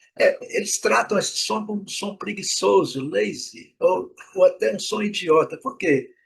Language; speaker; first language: Portuguese; native; Portuguese